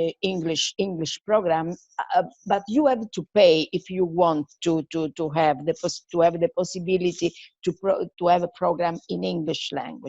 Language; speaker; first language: English; non-native, fluent; Italian